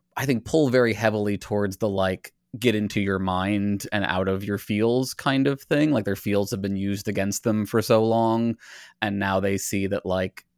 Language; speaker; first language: English; native; English